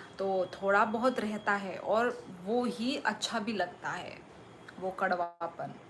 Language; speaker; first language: Hindi; non-native, local second language; Kok Borok